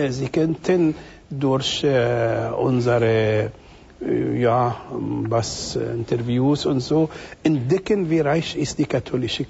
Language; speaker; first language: German; non-native, fluent; Arabic